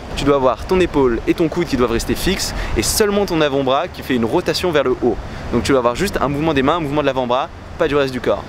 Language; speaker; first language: French; native; French